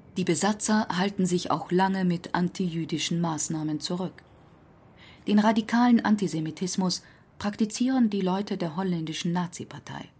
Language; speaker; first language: German; native; German